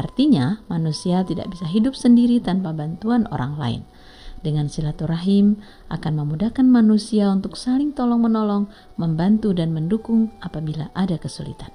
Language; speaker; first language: Indonesian; native; Indonesian